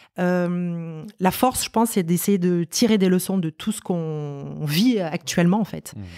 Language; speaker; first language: French; native; French